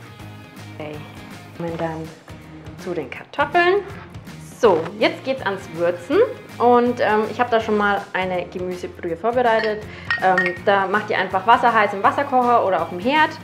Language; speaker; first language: German; native; German